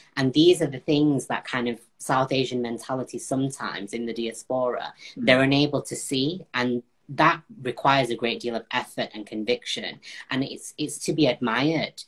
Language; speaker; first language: English; native; English